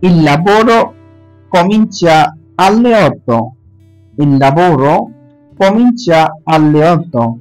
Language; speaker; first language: Italian; non-native, fluent; Bangla